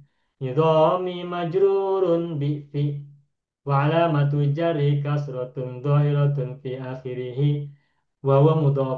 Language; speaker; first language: Arabic; non-native, fluent; Indonesian